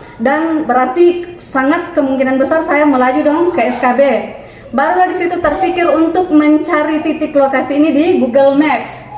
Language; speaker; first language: Indonesian; native; Indonesian